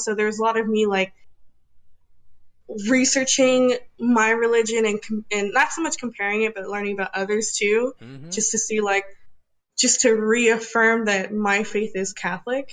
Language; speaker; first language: English; early bilingual, other home language; Spanish